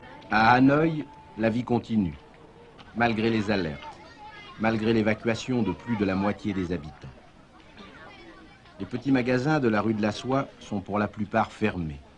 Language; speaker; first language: French; native; French